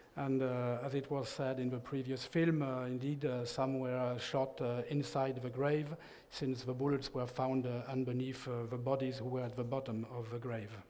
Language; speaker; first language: English; non-native, fluent; French